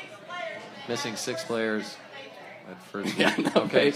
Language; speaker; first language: English; native; English